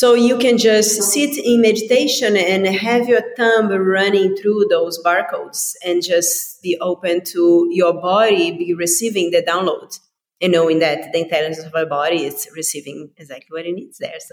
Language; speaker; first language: English; non-native, fluent; Portuguese